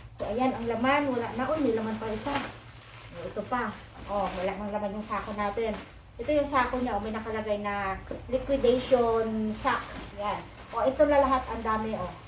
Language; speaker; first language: Filipino; native; Filipino